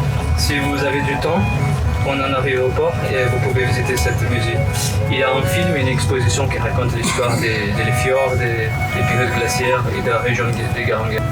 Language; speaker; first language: French; non-native, learner; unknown